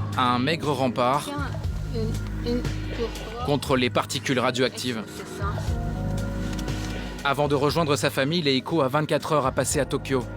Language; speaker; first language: French; native; French